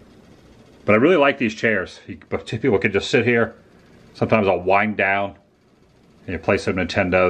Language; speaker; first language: English; native; English